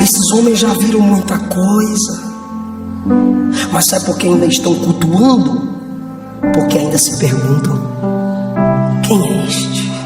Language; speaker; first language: Portuguese; native; Portuguese